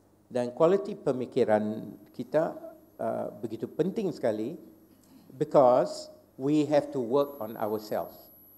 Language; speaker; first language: English; non-native, local second language; Malay